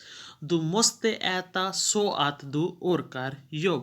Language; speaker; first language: Swedish; non-native, fluent; Urdu